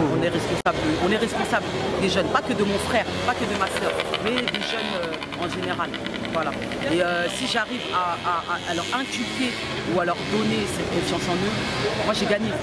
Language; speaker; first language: French; early bilingual, other home language; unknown